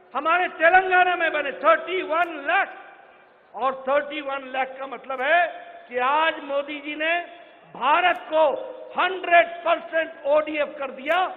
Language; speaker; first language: Hindi; native; Hindi